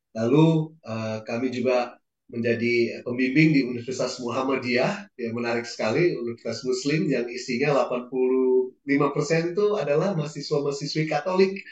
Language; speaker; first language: Indonesian; native; Indonesian